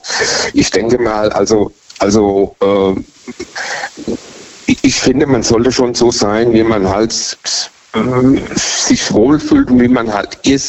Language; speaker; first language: German; native; German